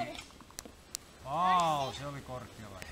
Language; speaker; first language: Finnish; native; Finnish